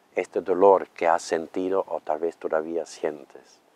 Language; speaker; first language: Spanish; non-native, fluent; German